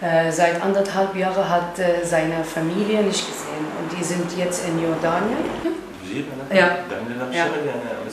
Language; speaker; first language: German; non-native, learner; Arabic